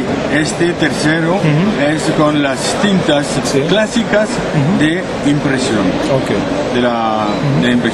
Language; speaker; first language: Spanish; non-native, learner; French